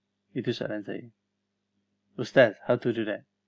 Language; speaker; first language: English; non-native, local second language; Malay